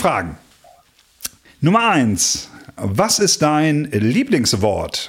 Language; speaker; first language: German; native; German